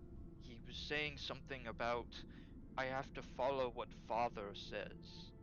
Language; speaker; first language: English; native; English